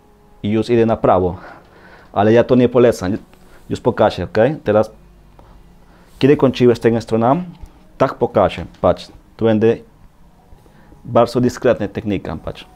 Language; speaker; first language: Polish; non-native, learner; Spanish